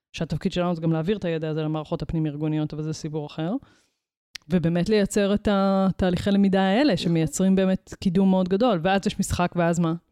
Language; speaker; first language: Hebrew; native; Hebrew